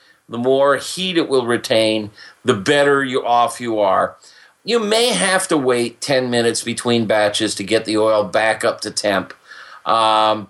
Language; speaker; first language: English; native; English